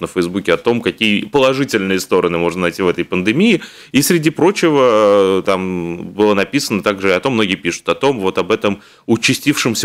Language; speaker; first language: Russian; native; Russian